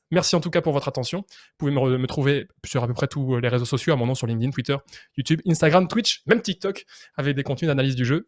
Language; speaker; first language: French; native; French